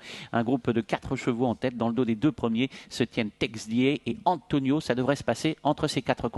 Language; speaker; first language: French; native; French